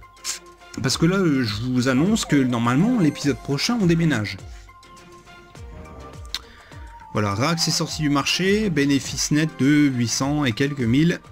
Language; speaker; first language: French; native; French